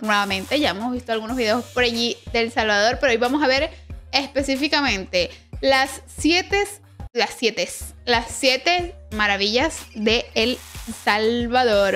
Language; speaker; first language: Spanish; native; Spanish